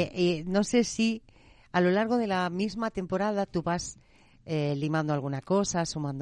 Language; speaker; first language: Spanish; native; Spanish